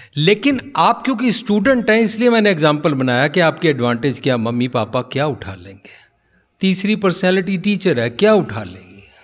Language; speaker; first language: Hindi; non-native, local second language; Punjabi